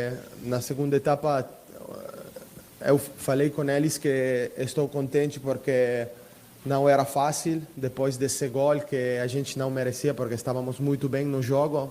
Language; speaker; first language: Portuguese; non-native, fluent; Italian